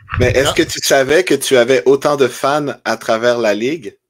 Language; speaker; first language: French; native; French